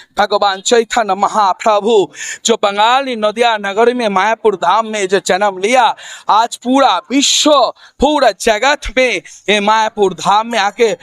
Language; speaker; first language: Hindi; non-native, fluent; Bangla